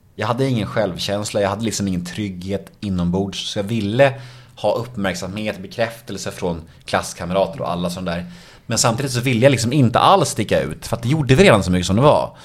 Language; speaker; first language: Swedish; native; Swedish